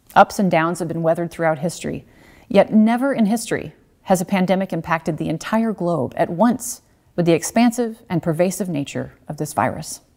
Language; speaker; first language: English; native; English